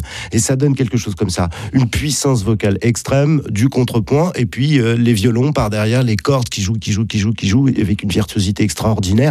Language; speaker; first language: French; native; French